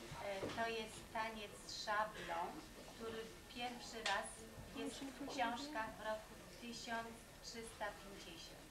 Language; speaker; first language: Polish; non-native, fluent; German